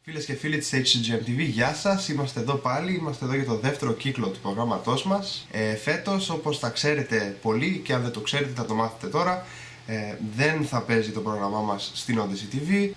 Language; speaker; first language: Greek; early bilingual, other home language; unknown